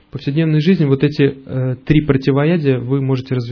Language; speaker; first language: Russian; native; Russian